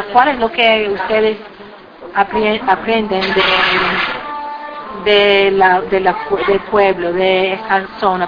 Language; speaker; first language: Spanish; non-native, fluent; English